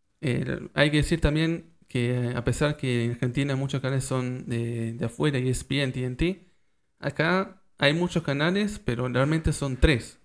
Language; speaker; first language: Spanish; early bilingual, heritage; Spanish